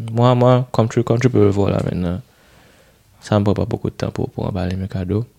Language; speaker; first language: French; non-native, local second language; Haitian Creole